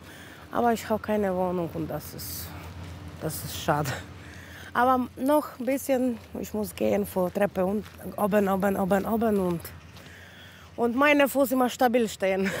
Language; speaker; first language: German; non-native, learner; Polish